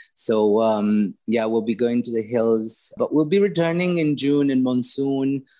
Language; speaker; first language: English; non-native, fluent; Romanian